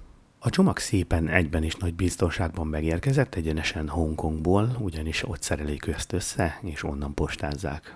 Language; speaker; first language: Hungarian; native; Hungarian